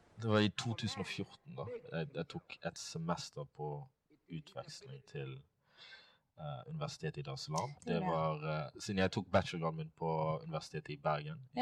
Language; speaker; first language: Norwegian; non-native, fluent; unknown